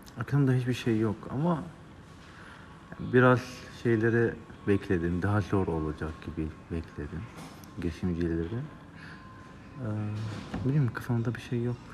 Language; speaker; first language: Turkish; non-native, learner; Arabic